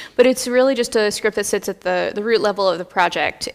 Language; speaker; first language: English; native; English